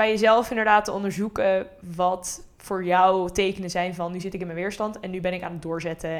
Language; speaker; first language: Dutch; native; Dutch